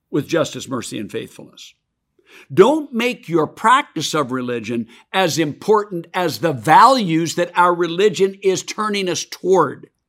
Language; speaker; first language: English; native; English